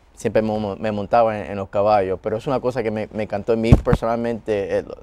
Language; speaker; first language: Spanish; early bilingual, heritage; Spanish